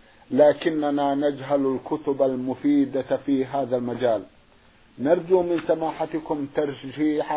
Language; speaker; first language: Arabic; native; Arabic